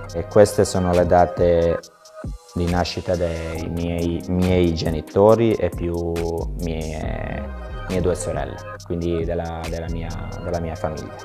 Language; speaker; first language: Italian; non-native, fluent; Serbian